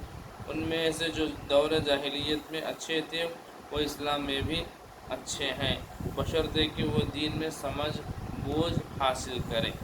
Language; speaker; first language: Urdu; native; Urdu